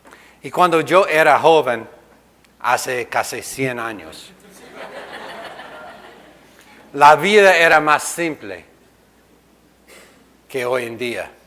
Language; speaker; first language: Spanish; non-native, fluent; English